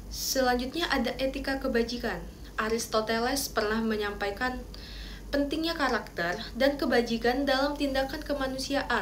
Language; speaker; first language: Indonesian; native; Indonesian